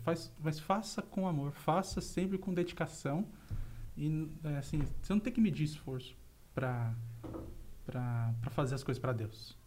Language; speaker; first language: Portuguese; native; Portuguese